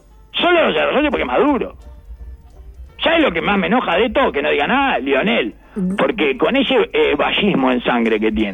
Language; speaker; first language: Spanish; native; Spanish